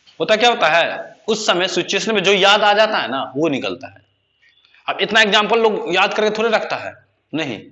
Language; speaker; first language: Hindi; native; Hindi